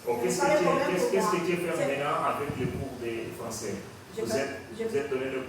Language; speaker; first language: French; non-native, learner; Portuguese